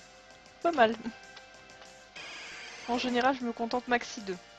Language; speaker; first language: French; native; French